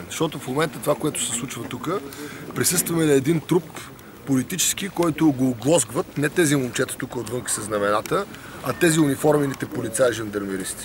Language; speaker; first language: Bulgarian; native; Bulgarian